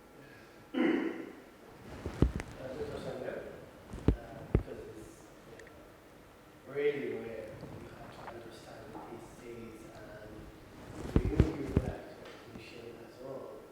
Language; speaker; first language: English; non-native, learner; Arabic